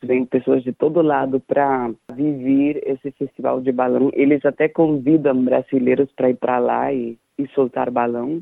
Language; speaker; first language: Portuguese; non-native, fluent; Danish